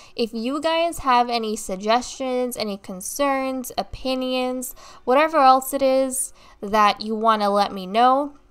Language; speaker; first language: English; native; English